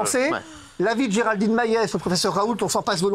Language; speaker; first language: French; native; French